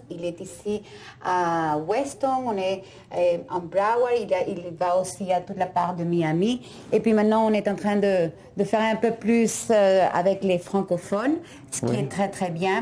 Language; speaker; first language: French; non-native, fluent; Spanish